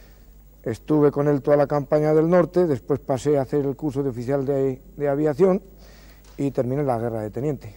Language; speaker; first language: Spanish; native; Spanish